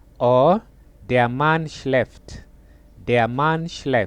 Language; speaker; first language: German; non-native, fluent; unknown